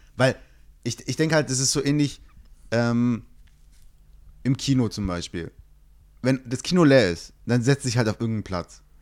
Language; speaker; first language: German; early bilingual, other home language; Turkish